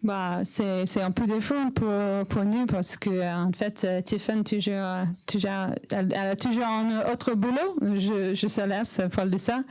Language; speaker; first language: French; non-native, learner; English